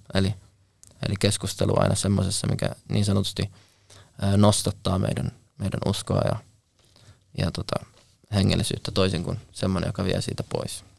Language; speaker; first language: Finnish; native; Finnish